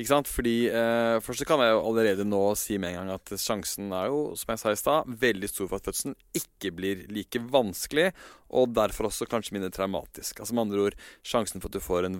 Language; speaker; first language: Norwegian; native; Norwegian